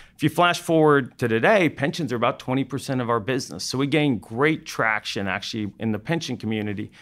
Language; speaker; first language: English; native; English